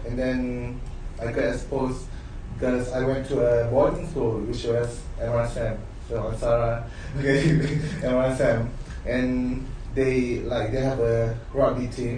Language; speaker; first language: English; non-native, local second language; Malay